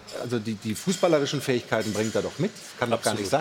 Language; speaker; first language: German; native; German